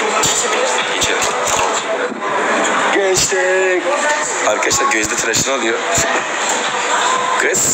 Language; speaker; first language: Turkish; native; Turkish